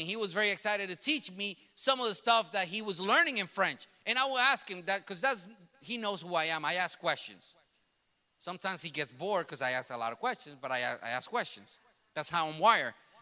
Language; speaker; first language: English; early bilingual, other home language; Spanish